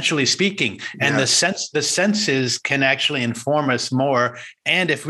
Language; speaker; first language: English; native; English